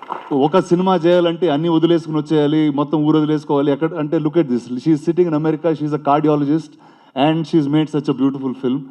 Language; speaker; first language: Telugu; native; Telugu